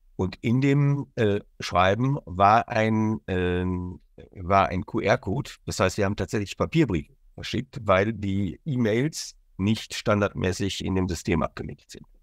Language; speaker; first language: German; native; German